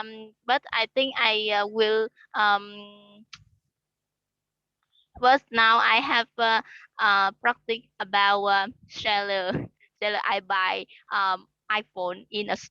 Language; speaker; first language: English; non-native, learner; Khmer